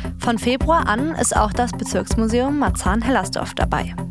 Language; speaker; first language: German; native; German